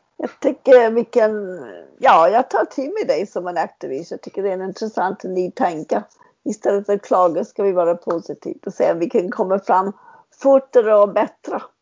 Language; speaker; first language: Swedish; non-native, fluent; English